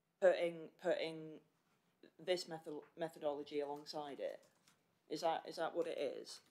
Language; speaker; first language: English; native; English